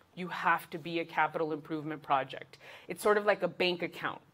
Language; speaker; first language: English; early bilingual, other home language; Spanish